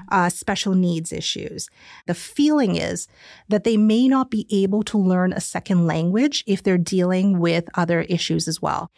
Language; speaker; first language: English; early bilingual, other home language; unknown